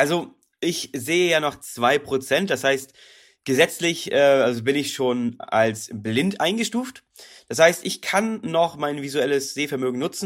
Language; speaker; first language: German; native; German